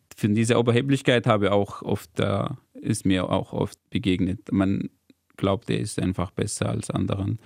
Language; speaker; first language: German; non-native, fluent; Arabic